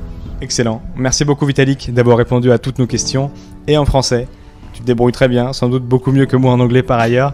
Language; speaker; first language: French; native; French